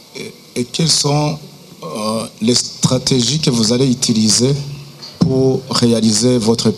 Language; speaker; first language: French; non-native, local second language; Rundi